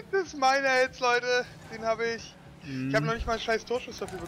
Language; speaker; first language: German; native; German